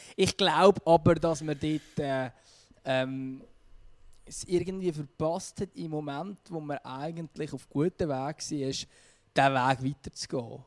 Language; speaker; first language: German; native; German